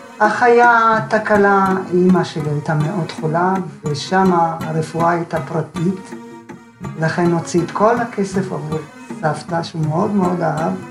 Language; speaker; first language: Hebrew; early bilingual, other home language; Arabic